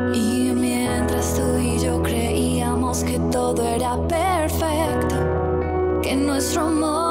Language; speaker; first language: Spanish; native; Spanish